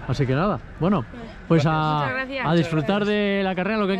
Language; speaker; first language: Spanish; native; Spanish